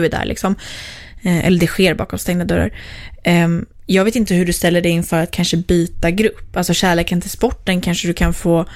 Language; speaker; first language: Swedish; native; Swedish